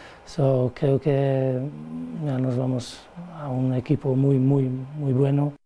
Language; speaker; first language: Spanish; non-native, learner; Dutch